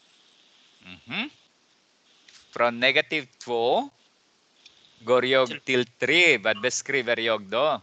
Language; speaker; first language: Swedish; non-native, fluent; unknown